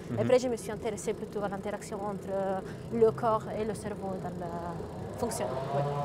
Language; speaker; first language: French; non-native, fluent; Italian